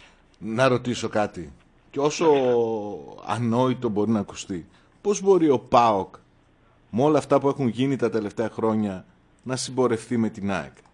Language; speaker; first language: Greek; native; Greek